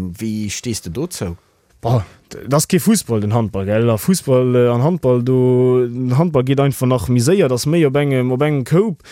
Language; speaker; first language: Luxembourgish; native; Luxembourgish